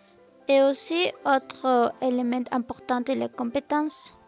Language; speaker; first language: French; non-native, learner; Spanish